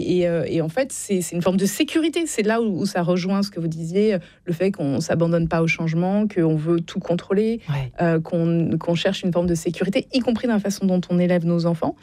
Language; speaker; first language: French; native; French